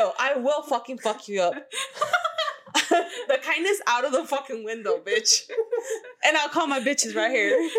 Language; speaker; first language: English; early bilingual, other home language; Spanish